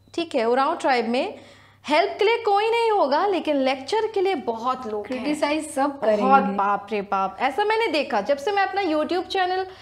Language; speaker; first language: Hindi; non-native, local second language; Sadri